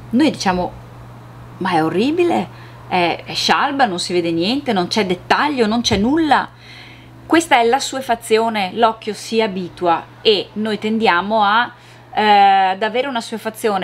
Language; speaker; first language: Italian; native; Italian